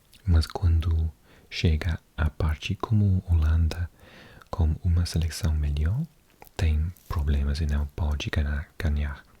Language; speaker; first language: Portuguese; non-native, learner; English